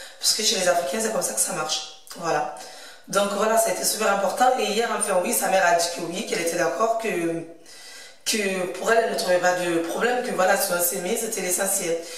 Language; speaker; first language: French; early bilingual, other home language; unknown